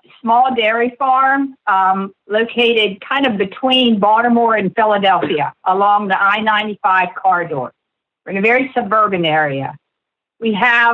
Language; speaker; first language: English; native; English